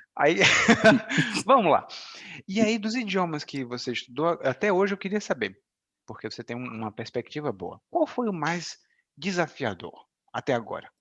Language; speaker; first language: Portuguese; native; Portuguese